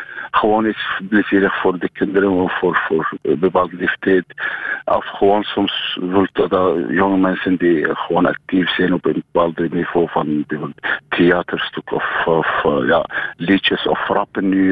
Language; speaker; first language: Dutch; non-native, fluent; Arabic